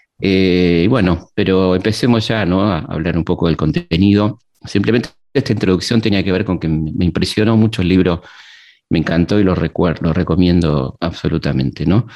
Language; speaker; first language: Spanish; native; Spanish